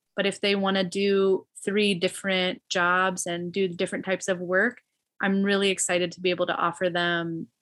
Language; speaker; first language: English; native; English